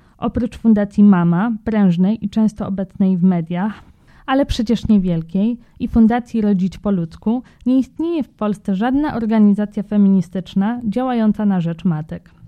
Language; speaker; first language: Polish; native; Polish